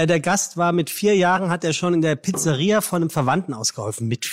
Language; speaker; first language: German; native; German